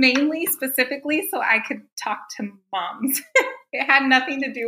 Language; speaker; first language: English; native; English